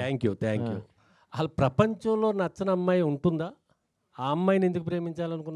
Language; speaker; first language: Telugu; native; Telugu